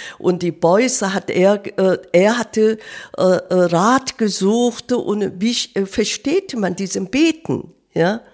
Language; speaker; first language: German; non-native, learner; Korean